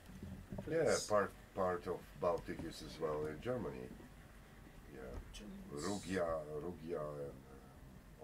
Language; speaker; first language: English; non-native, learner; Polish